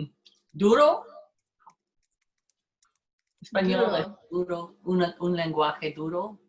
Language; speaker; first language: Spanish; non-native, learner; English